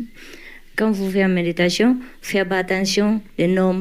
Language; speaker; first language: French; non-native, learner; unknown